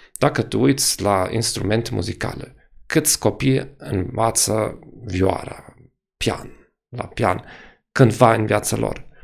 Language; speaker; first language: Romanian; non-native, fluent; German